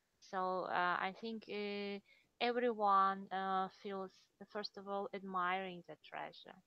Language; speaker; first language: English; non-native, fluent; Russian